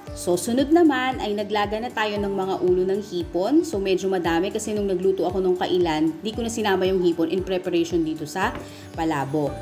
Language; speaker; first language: Filipino; non-native, local second language; Iloko